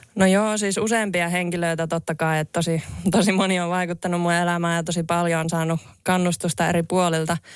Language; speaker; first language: Finnish; native; Finnish